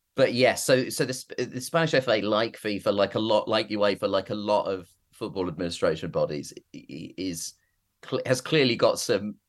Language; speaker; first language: English; native; English